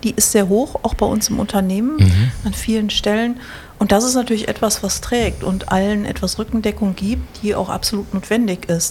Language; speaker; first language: German; native; German